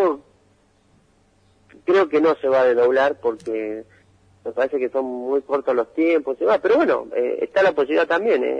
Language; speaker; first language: Spanish; native; Spanish